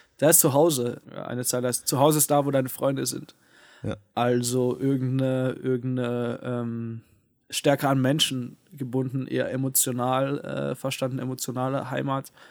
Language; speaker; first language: German; native; German